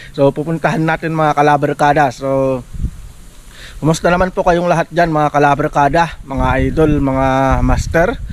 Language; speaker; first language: Filipino; native; Filipino